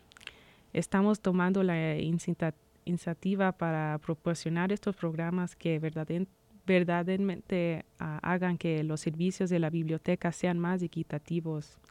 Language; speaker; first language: Spanish; early bilingual, heritage; Spanish